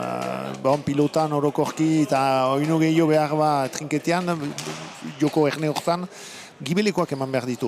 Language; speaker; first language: Basque; native; Basque